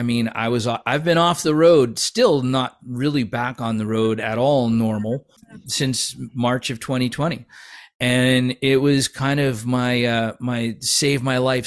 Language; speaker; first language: English; native; English